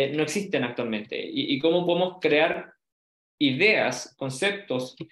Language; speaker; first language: Spanish; native; Spanish